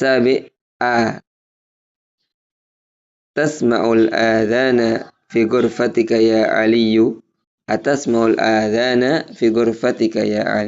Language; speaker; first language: Arabic; non-native, fluent; Indonesian